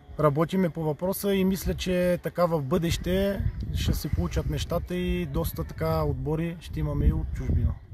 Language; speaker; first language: Bulgarian; native; Bulgarian